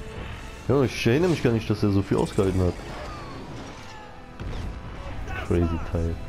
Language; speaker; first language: German; native; German